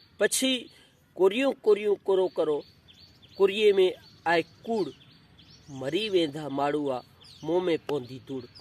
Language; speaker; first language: Gujarati; non-native, local second language; Kachhi